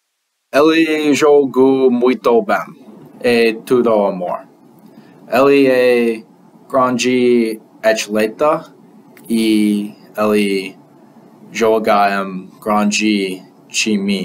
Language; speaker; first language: Portuguese; non-native, learner; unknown